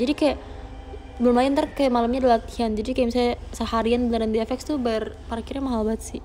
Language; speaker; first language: Indonesian; native; Indonesian